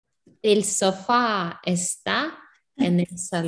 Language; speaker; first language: Spanish; non-native, learner; English